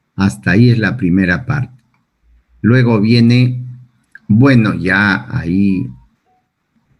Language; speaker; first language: Spanish; native; Spanish